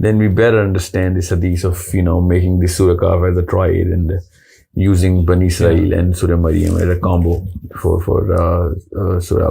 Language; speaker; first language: English; non-native, local second language; Urdu